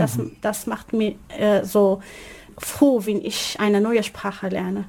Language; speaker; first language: German; non-native, learner; Arabic